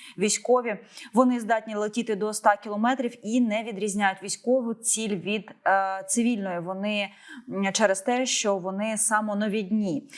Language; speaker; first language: Ukrainian; native; Ukrainian